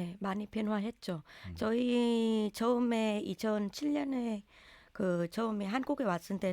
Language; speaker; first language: Korean; non-native, learner; Vietnamese